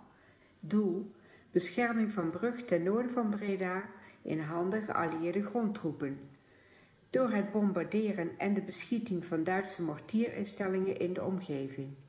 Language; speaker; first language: Dutch; native; Dutch